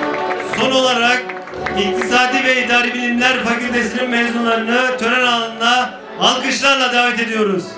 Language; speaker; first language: Turkish; native; Turkish